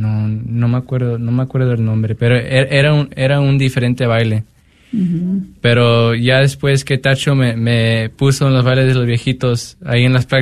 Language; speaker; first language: Spanish; early bilingual, heritage; Spanish